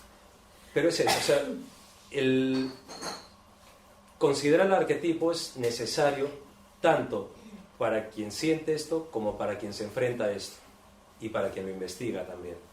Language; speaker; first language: Spanish; native; Spanish